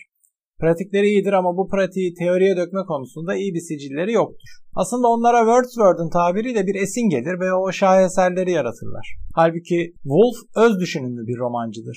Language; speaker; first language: Turkish; native; Turkish